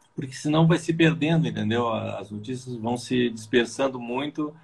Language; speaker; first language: Portuguese; native; Portuguese